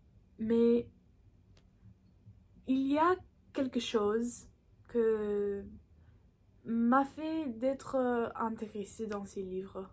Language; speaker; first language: French; non-native, learner; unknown